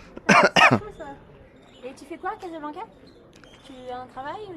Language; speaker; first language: French; native; French